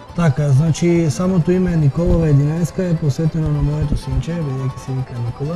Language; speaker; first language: Macedonian; native; Macedonian